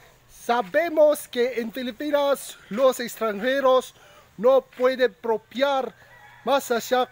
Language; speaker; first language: Spanish; non-native, local second language; Filipino